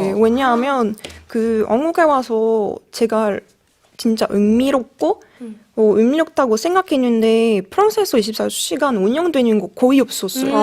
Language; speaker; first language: Korean; non-native, fluent; French